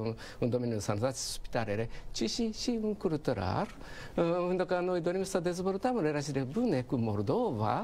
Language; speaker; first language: Romanian; non-native, learner; Japanese